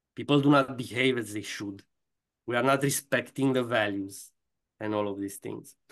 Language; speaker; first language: English; non-native, fluent; Romanian